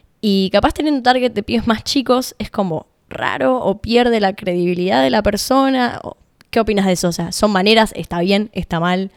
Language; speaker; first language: Spanish; native; Spanish